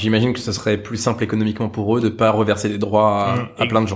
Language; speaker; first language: French; native; French